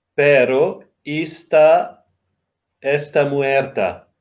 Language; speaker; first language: Spanish; non-native, learner; English